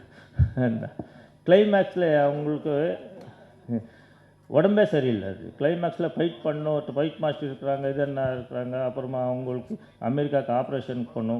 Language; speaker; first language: Tamil; non-native, learner; Kannada